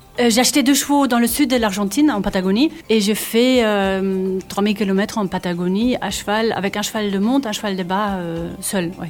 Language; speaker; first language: French; non-native, fluent; German